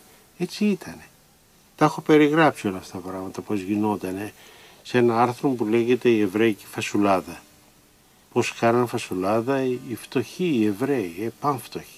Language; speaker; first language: Greek; native; Greek